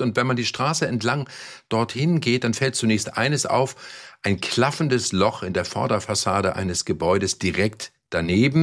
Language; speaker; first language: German; native; German